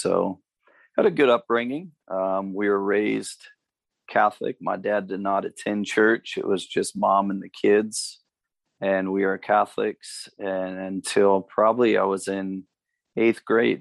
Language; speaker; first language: English; native; English